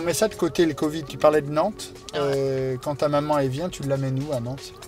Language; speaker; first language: French; native; French